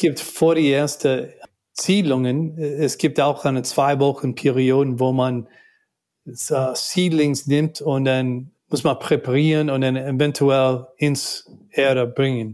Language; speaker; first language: German; non-native, learner; English